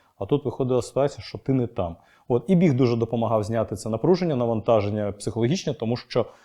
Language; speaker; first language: Ukrainian; non-native, local second language; Russian